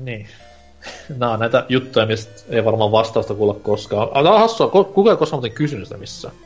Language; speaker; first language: Finnish; native; Finnish